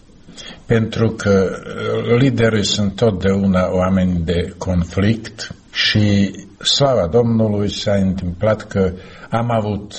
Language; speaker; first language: Romanian; non-native, fluent; Slovak